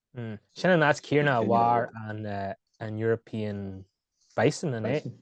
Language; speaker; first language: Irish; native; Irish